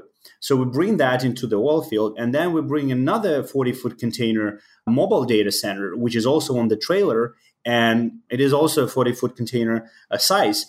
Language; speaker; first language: English; non-native, fluent; Ukrainian